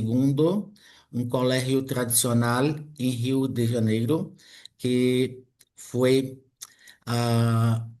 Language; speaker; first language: Spanish; non-native, fluent; Portuguese